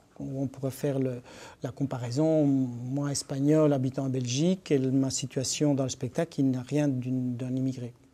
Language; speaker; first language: French; early bilingual, other home language; Spanish